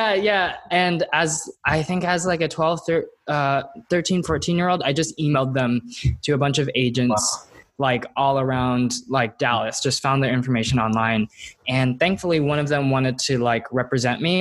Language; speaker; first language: English; native; English